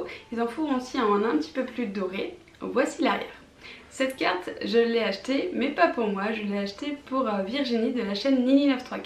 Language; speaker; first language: French; native; French